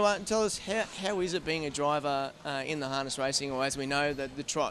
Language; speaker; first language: English; native; English